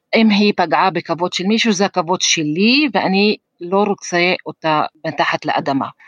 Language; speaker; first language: Hebrew; non-native, local second language; Arabic